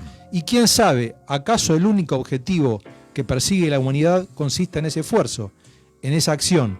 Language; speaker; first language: Spanish; native; Spanish